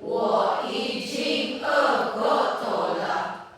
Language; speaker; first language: Chinese; non-native, fluent; Filipino